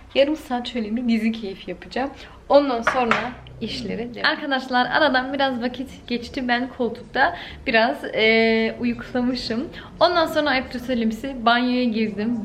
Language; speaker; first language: Turkish; early bilingual, heritage; Turkish